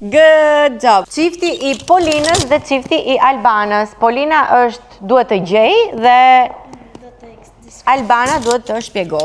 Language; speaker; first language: Albanian; native; Albanian